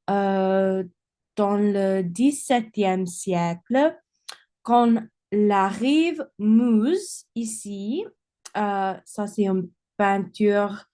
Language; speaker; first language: French; non-native, learner; English